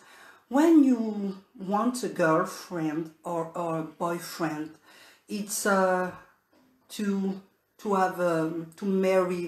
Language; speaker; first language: English; non-native, learner; French